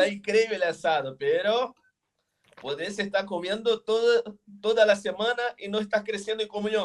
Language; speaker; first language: Spanish; non-native, fluent; Portuguese